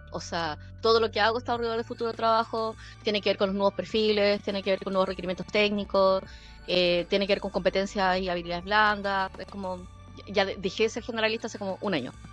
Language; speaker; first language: Spanish; early bilingual, other home language; Korean